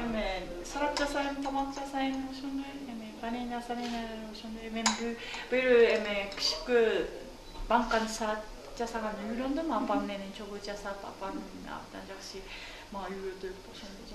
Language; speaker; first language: Kyrgyz; non-native, learner; Japanese